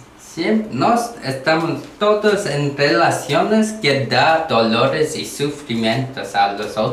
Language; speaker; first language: Spanish; non-native, learner; Korean